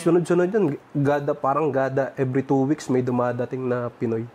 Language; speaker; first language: Filipino; native; Filipino